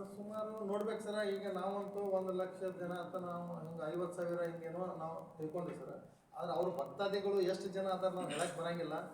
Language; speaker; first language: Kannada; non-native, local second language; Lambadi